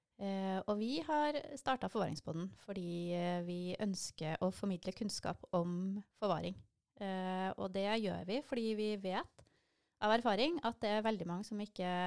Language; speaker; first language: Norwegian; native; Norwegian